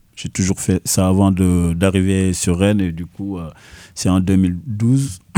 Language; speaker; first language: French; non-native, local second language; Wolof